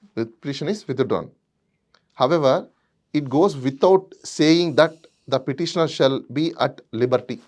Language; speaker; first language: English; non-native, local second language; Telugu